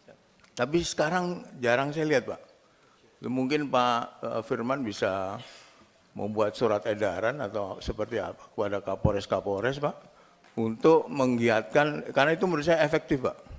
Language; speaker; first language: Indonesian; native; Indonesian